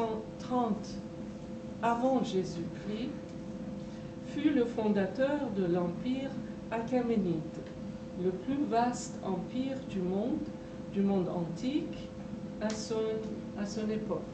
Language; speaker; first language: French; non-native, fluent; Persian